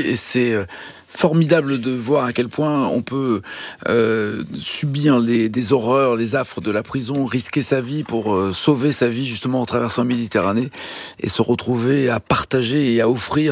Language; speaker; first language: French; native; French